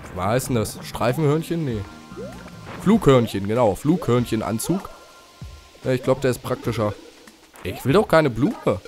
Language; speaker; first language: German; native; German